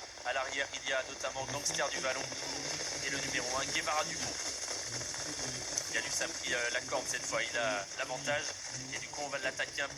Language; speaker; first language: French; native; French